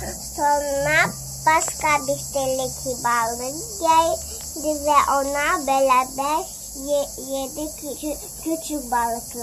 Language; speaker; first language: Turkish; early bilingual, heritage; Turkish